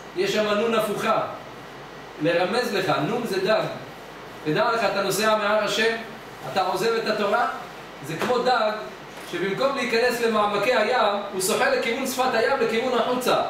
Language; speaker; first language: Hebrew; native; Hebrew